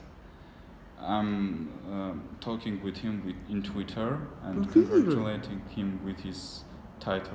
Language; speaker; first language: English; non-native, learner; Armenian